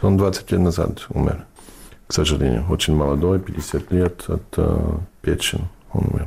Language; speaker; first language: Russian; non-native, learner; English